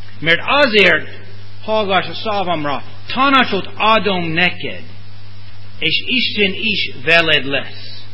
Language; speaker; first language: Hungarian; non-native, fluent; English